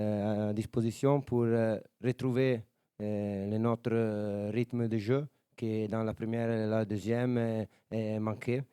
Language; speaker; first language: French; non-native, learner; Italian